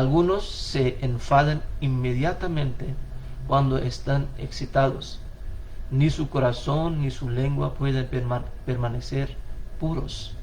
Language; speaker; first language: Spanish; non-native, fluent; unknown